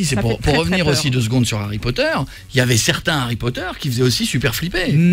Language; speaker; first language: French; native; French